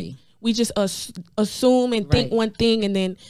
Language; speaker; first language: English; native; English